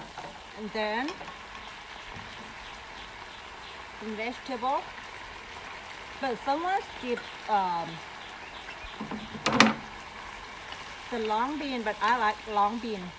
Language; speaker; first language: English; non-native, learner; Thai